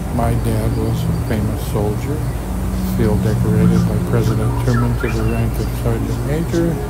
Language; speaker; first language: English; native; English